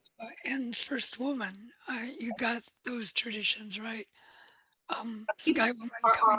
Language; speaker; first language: English; native; English